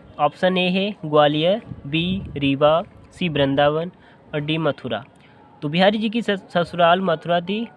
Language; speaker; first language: Hindi; native; Hindi